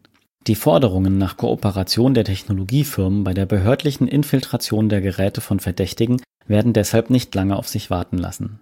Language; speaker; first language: German; native; German